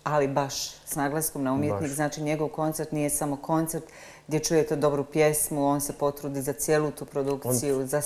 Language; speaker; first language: Serbian; native; Serbian